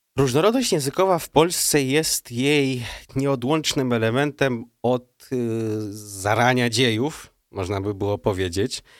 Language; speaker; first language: Polish; early bilingual, heritage; Russian